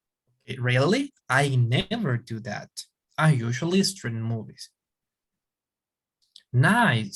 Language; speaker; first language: English; non-native, fluent; Spanish